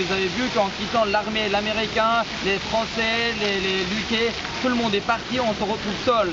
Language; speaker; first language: French; non-native, fluent; Persian